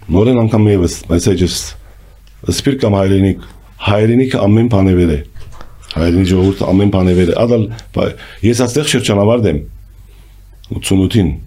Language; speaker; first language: Armenian; early bilingual, heritage; Armenian